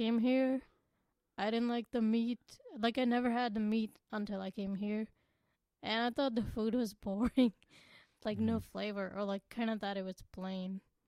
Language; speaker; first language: English; non-native, local second language; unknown